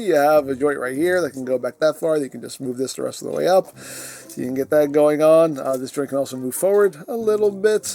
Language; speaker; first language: English; native; English